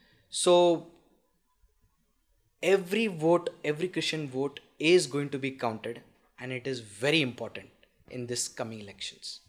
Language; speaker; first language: English; non-native, local second language; Marathi